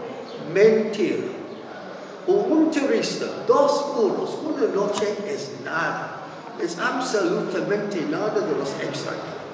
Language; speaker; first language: Spanish; non-native, fluent; English